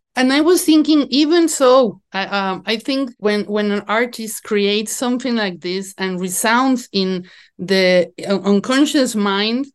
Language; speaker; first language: English; non-native, fluent; Spanish